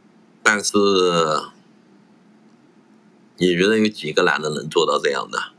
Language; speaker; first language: Chinese; native; Chinese